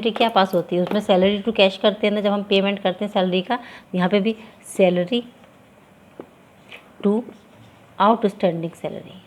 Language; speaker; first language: Hindi; native; Hindi